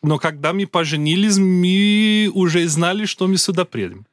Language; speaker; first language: Russian; non-native, learner; Portuguese